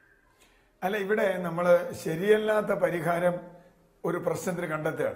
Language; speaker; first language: Malayalam; native; Malayalam